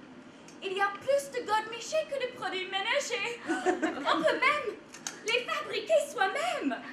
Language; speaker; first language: French; non-native, fluent; English